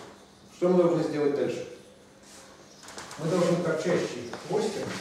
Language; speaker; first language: Russian; native; Russian